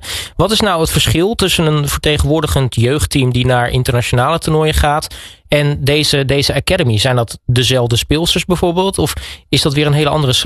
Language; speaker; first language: Dutch; native; Dutch